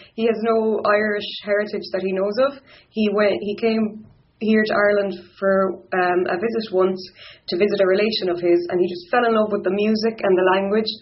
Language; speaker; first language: English; non-native, local second language; Irish